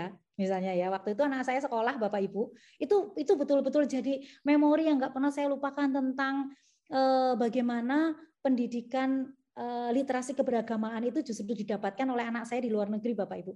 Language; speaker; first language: Indonesian; native; Indonesian